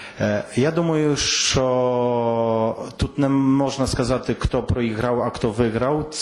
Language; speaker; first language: Ukrainian; non-native, fluent; Polish